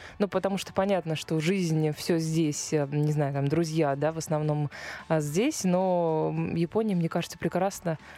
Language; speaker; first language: Russian; native; Russian